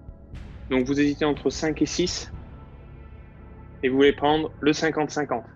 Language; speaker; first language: French; native; French